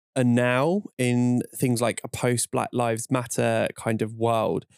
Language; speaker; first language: English; native; English